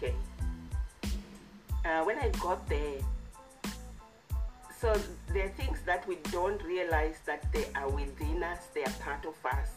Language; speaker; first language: English; non-native, local second language; Shona